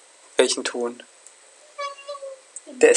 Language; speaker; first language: German; native; German